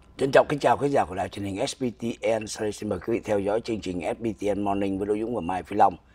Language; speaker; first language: Vietnamese; native; Vietnamese